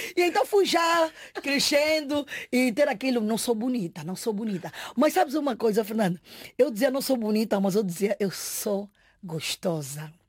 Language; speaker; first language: Portuguese; native; Portuguese